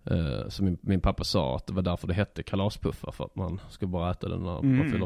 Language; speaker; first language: Swedish; native; Swedish